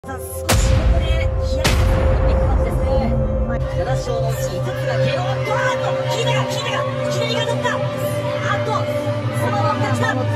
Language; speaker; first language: Japanese; native; Japanese